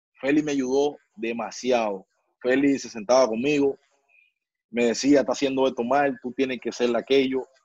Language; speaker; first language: Spanish; native; Spanish